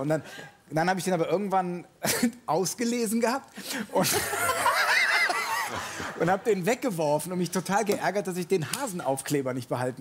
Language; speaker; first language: German; native; German